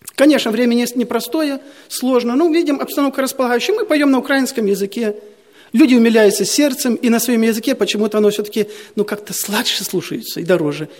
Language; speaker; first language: Russian; native; Russian